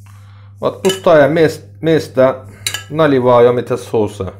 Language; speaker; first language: Russian; non-native, learner; Turkish